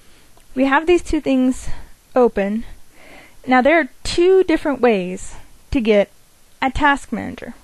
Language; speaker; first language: English; native; English